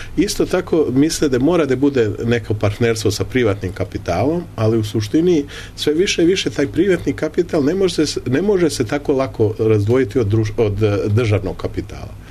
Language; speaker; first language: Serbian; early bilingual, heritage; Serbian